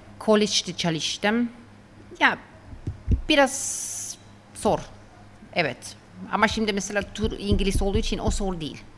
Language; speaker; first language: Turkish; non-native, fluent; Swedish